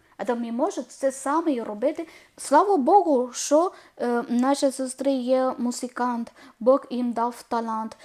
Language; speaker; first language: Ukrainian; non-native, learner; Malayalam